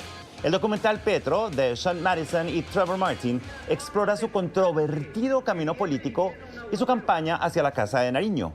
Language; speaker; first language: Spanish; native; Spanish